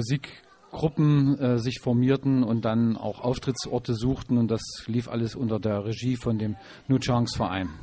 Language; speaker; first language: German; native; German